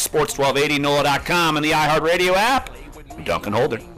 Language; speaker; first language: English; native; English